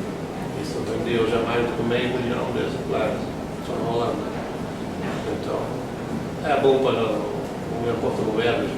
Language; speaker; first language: Portuguese; non-native, fluent; Dutch